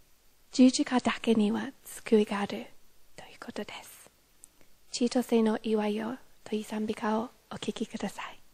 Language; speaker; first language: Japanese; non-native, fluent; English